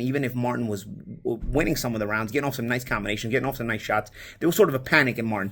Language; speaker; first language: English; native; English